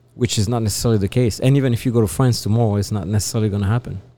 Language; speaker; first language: English; non-native, fluent; French